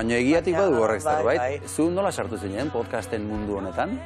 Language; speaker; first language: Basque; native; Basque